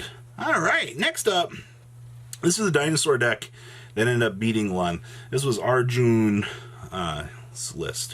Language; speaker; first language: English; native; English